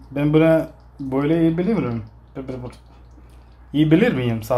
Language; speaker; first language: Turkish; non-native, learner; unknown